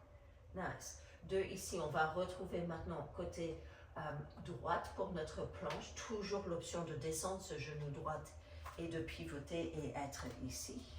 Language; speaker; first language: French; non-native, fluent; English